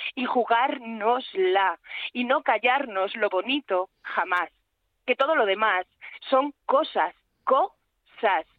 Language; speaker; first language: Spanish; native; Spanish